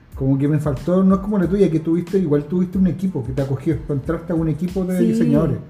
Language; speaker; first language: Spanish; native; Spanish